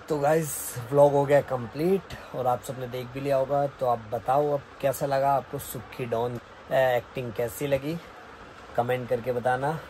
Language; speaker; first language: Hindi; native; Hindi